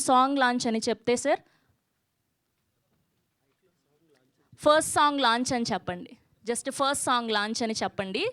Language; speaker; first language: Telugu; native; Telugu